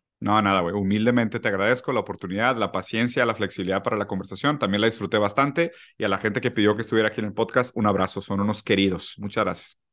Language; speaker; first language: Spanish; early bilingual, other home language; Portuguese